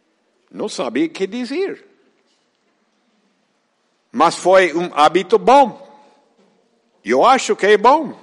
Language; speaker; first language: Portuguese; non-native, fluent; Spanish